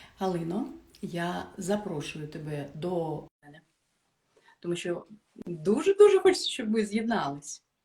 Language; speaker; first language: Ukrainian; non-native, local second language; Russian